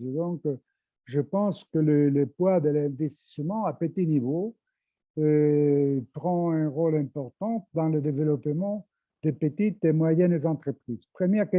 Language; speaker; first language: French; non-native, fluent; Spanish